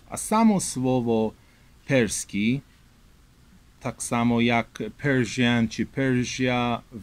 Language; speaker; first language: Polish; non-native, fluent; Persian